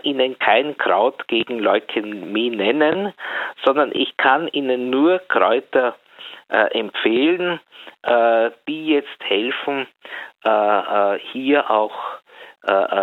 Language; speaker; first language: German; native; German